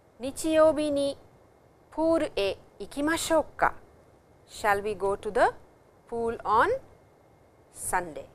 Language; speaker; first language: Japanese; non-native, fluent; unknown